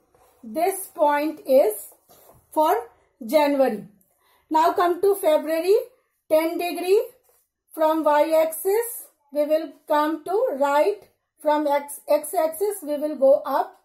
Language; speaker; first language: English; non-native, local second language; Hindi